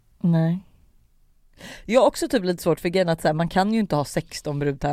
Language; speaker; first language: Swedish; native; Swedish